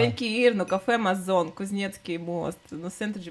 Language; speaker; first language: Portuguese; non-native, fluent; Russian